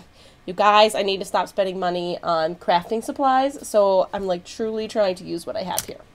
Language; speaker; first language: English; native; English